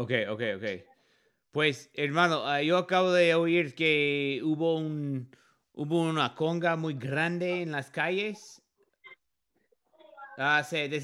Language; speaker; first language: Spanish; non-native, learner; English